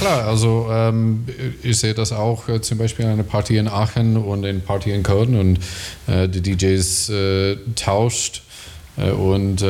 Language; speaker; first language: German; non-native, learner; English